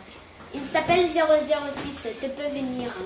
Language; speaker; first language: French; non-native, learner; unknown